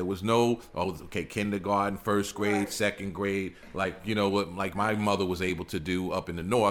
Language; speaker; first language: English; native; English